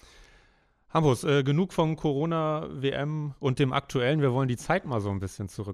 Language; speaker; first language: German; native; German